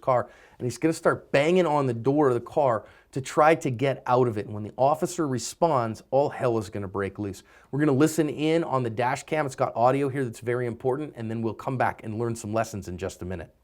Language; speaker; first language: English; native; English